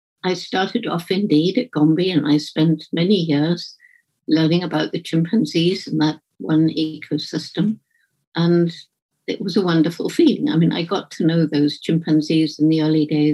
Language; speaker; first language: English; native; English